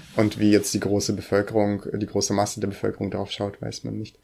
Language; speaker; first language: German; early bilingual, other home language; Russian